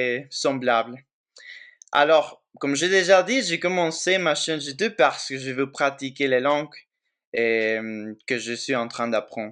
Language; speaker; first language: French; non-native, fluent; Spanish